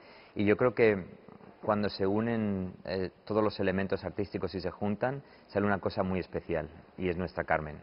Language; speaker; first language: Spanish; native; Spanish